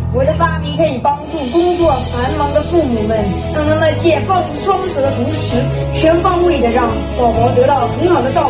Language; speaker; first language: Chinese; native; Chinese